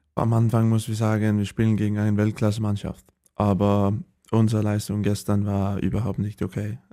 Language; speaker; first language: German; non-native, fluent; Danish